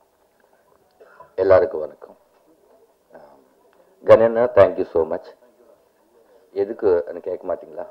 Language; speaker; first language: Tamil; non-native, learner; Telugu